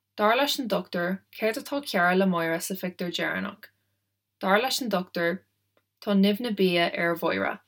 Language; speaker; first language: Irish; non-native, local second language; English